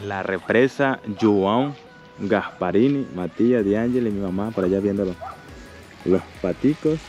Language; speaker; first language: Spanish; native; Spanish